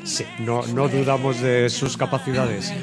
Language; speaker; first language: Spanish; native; Spanish